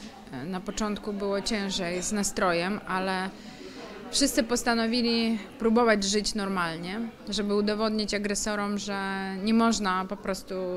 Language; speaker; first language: Polish; non-native, fluent; Ukrainian